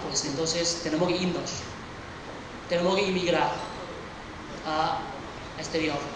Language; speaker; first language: Spanish; early bilingual, other home language; Chinese